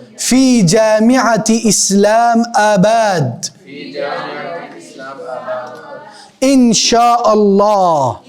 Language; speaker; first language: Arabic; non-native, fluent; Urdu